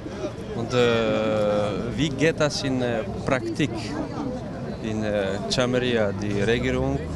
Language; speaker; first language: German; non-native, learner; Albanian